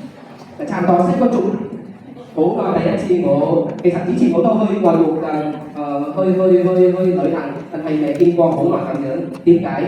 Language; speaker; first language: Cantonese; non-native, learner; Vietnamese